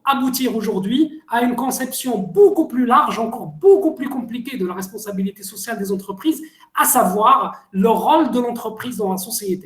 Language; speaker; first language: French; non-native, local second language; Arabic